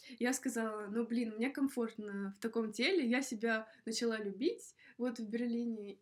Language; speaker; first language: Russian; native; Russian